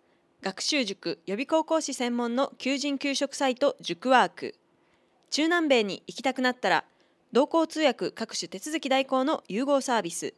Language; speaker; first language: Japanese; native; Japanese